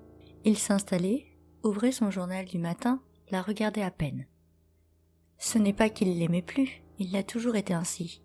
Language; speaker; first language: French; native; French